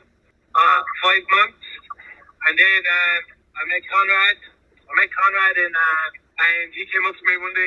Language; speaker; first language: English; native; English